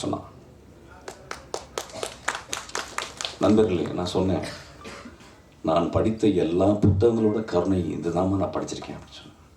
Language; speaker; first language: Tamil; native; Tamil